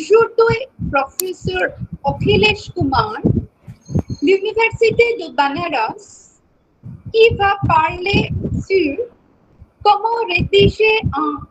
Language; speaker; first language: French; non-native, fluent; Bangla